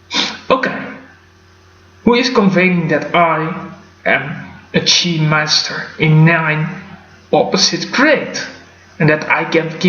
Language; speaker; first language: English; non-native, fluent; Dutch